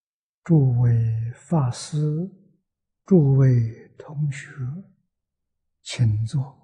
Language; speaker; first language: Chinese; native; Chinese